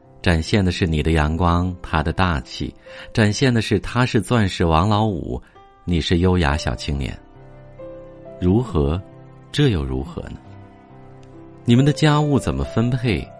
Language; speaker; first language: Chinese; native; Chinese